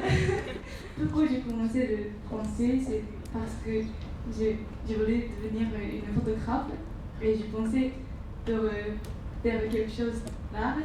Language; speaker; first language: French; non-native, learner; Japanese